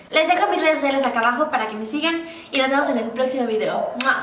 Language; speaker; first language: Spanish; native; Spanish